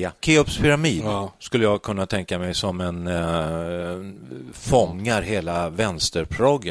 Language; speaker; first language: Swedish; native; Swedish